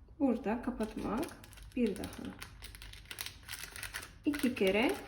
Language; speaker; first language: Turkish; non-native, learner; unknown